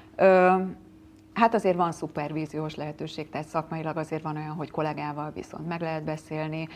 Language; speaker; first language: Hungarian; native; Hungarian